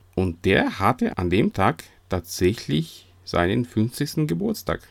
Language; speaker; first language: German; non-native, fluent; Russian